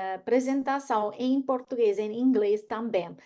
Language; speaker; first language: Portuguese; non-native, learner; English